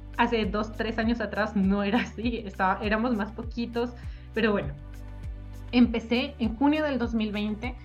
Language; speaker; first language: Spanish; native; Spanish